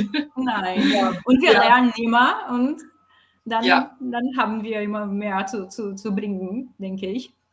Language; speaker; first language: German; non-native, fluent; Portuguese